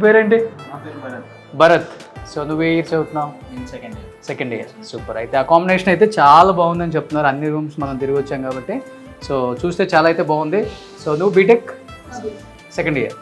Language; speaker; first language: Telugu; native; Telugu